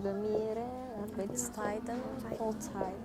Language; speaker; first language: German; non-native, learner; Indonesian